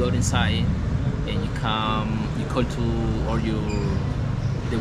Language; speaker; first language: English; non-native, fluent; Spanish